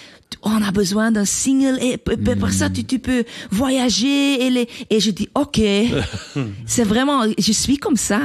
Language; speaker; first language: French; non-native, learner; Dutch